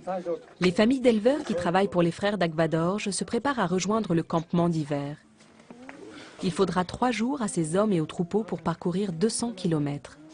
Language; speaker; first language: French; native; French